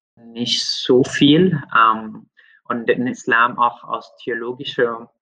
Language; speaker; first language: German; non-native, fluent; Arabic